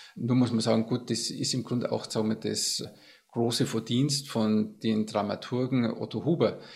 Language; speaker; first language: German; native; German